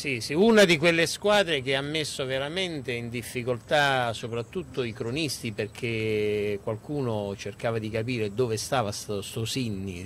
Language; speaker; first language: Italian; native; Italian